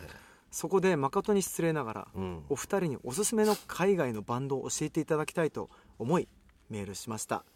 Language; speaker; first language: Japanese; native; Japanese